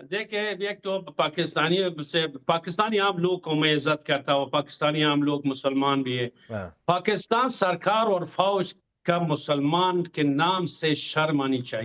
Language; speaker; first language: Hindi; non-native, fluent; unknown